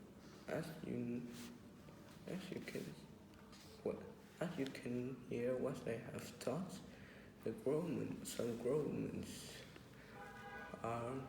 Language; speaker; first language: English; non-native, learner; Vietnamese